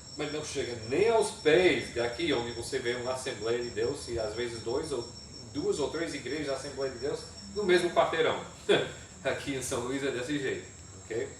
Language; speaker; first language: Portuguese; non-native, fluent; English